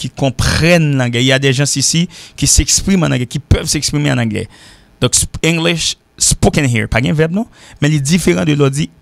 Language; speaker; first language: French; native; French